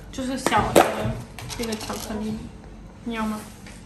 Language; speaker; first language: Chinese; non-native, fluent; Italian